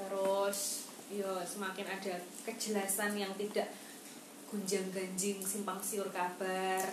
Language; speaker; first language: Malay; non-native, local second language; Javanese